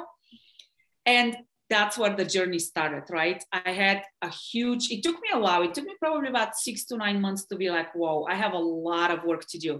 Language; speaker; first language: English; non-native, fluent; Bulgarian